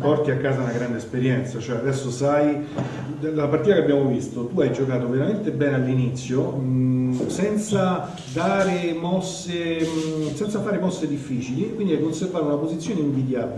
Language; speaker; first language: Italian; native; Italian